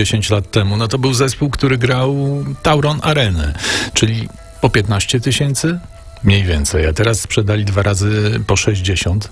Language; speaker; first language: Polish; native; Polish